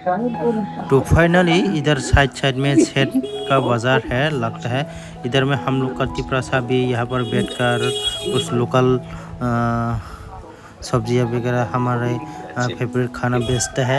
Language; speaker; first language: Hindi; non-native, local second language; Kok Borok